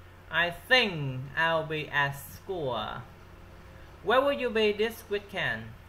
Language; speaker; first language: English; non-native, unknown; Vietnamese